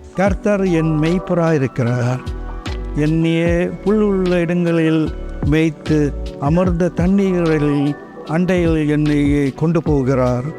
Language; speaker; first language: Tamil; non-native, local second language; Chinese